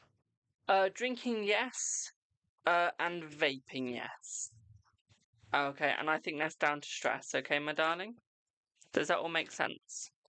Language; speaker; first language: English; native; English